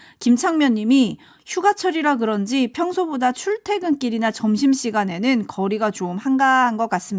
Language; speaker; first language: Korean; native; Korean